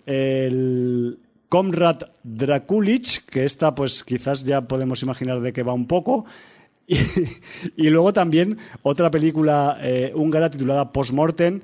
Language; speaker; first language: Spanish; native; Spanish